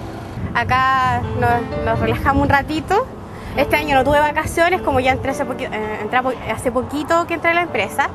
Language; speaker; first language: Spanish; native; Spanish